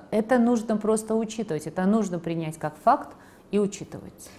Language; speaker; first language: Russian; non-native, local second language; Georgian